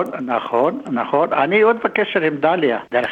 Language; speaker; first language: Hebrew; non-native, fluent; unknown